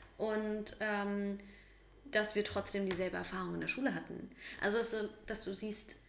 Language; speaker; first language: German; native; German